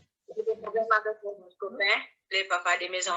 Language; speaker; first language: French; non-native, learner; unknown